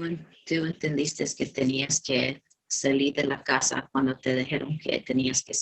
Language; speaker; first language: Spanish; early bilingual, heritage; Spanish